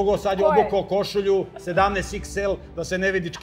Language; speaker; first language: Serbian; native; Serbian